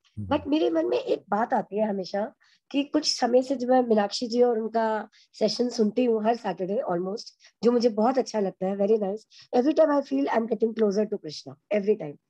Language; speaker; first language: Hindi; native; Hindi